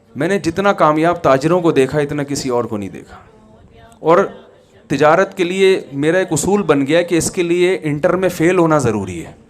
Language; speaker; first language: Urdu; native; Urdu